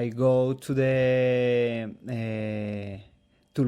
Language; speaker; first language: English; non-native, learner; Spanish